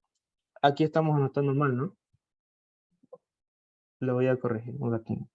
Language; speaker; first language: Spanish; native; Spanish